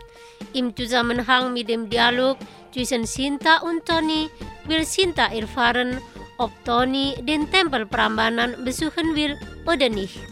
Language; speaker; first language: German; non-native, learner; Indonesian